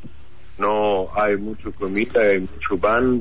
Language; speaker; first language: Spanish; non-native, learner; Arabic